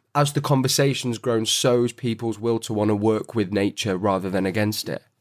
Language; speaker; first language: English; native; English